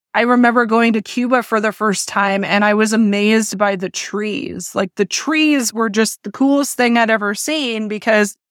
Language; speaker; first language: English; native; English